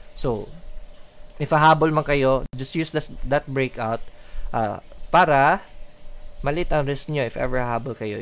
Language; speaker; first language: Filipino; non-native, local second language; Cebuano